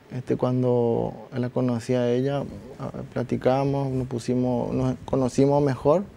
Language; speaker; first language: Spanish; native; Spanish